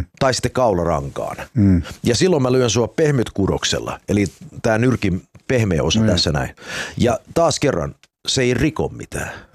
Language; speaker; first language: Finnish; early bilingual, heritage; Finnish